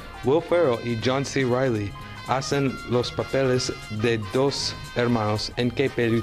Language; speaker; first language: Spanish; non-native, learner; English